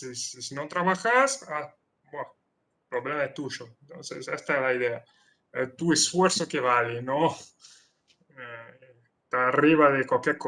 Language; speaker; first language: Spanish; non-native, fluent; Portuguese